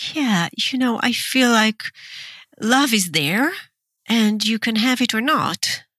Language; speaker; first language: English; non-native, fluent; Hebrew